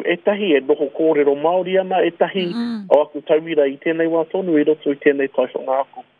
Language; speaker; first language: Māori; non-native, local second language; English